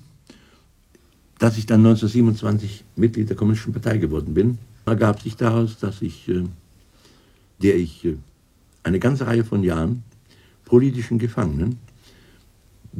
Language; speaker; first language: German; native; German